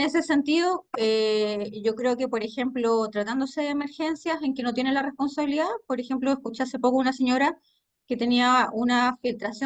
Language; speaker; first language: Spanish; native; Spanish